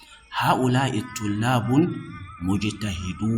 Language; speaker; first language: Arabic; non-native, fluent; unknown